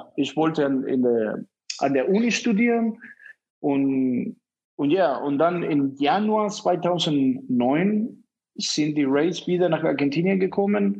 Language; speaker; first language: German; non-native, fluent; Spanish